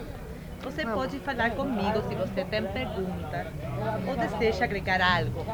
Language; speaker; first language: Portuguese; non-native, fluent; Spanish